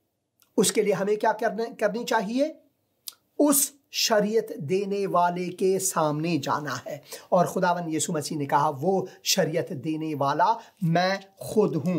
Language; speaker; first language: Hindi; non-native, fluent; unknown